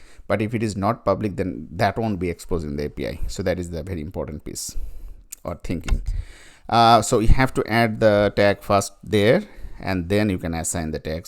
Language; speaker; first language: English; non-native, fluent; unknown